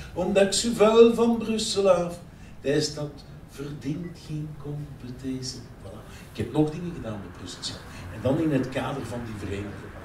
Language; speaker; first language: Dutch; native; Dutch